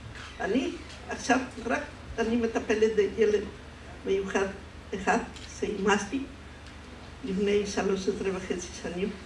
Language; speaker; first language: Hebrew; non-native, fluent; Spanish